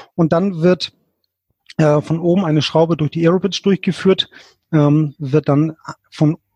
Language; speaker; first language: German; native; German